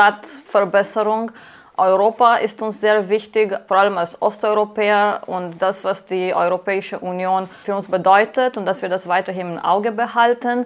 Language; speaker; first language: German; non-native, fluent; Romanian